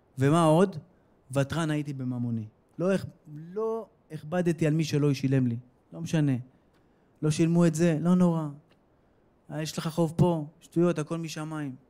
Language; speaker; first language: Hebrew; native; Hebrew